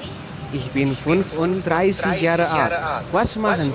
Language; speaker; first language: German; non-native, fluent; Indonesian